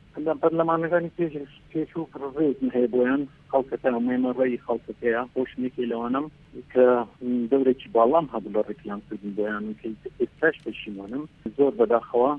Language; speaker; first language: Central Kurdish; non-native, local second language; Southern Kurdish